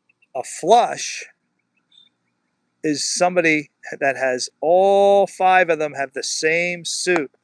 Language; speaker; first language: English; native; English